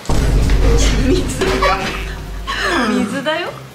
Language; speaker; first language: Japanese; native; Japanese